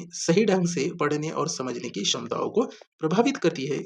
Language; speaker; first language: Hindi; non-native, local second language; Marathi